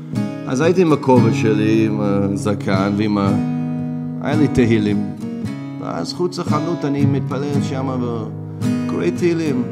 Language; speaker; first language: Hebrew; non-native, fluent; English